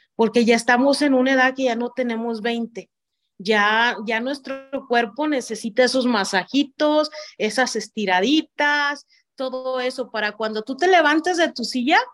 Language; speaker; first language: Spanish; native; Spanish